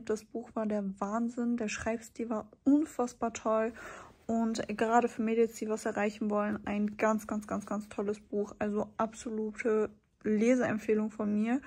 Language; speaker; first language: German; native; German